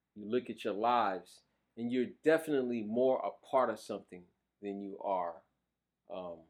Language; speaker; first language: English; native; English